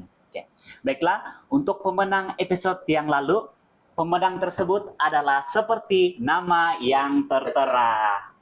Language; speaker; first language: Malay; native; Malay